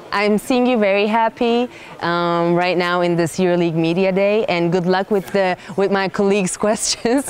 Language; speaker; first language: English; non-native, fluent; Turkish